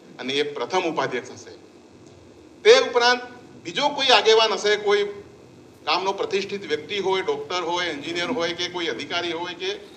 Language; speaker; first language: Gujarati; non-native, local second language; Bhili